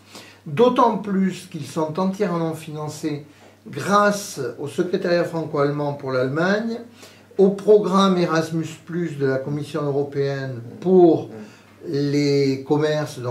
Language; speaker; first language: French; native; French